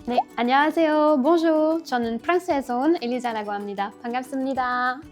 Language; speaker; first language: Korean; non-native, learner; French